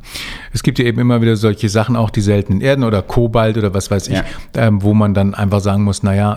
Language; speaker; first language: German; native; German